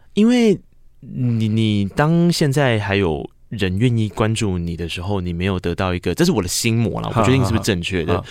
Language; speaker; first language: Chinese; non-native, local second language; Min Nan Chinese